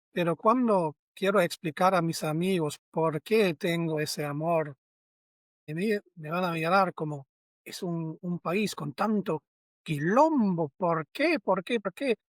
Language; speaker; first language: Spanish; non-native, fluent; German